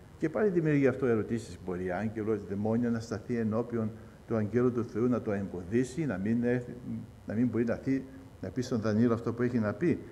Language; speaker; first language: Greek; early bilingual, heritage; Greek